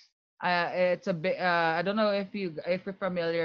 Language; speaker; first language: English; non-native, local second language; Filipino